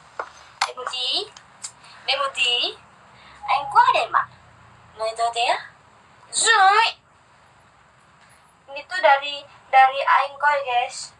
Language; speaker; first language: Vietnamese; non-native, learner; Indonesian